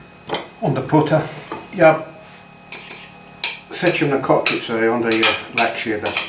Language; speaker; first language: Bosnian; non-native, learner; English